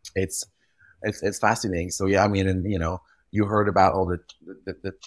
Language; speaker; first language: English; early bilingual, other home language; French